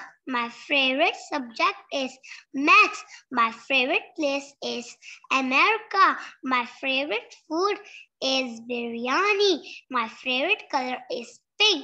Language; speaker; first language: English; non-native, learner; Urdu